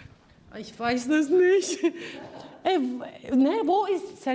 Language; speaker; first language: German; non-native, learner; Turkish